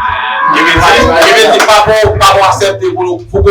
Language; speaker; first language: French; non-native, learner; Haitian Creole